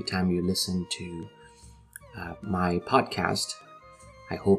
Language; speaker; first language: English; non-native, local second language; Nepali